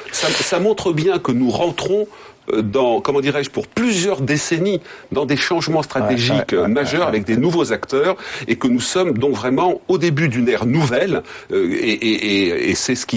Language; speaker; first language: French; native; French